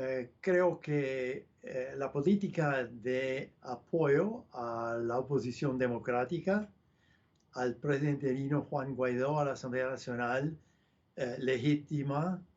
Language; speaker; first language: Spanish; non-native, fluent; English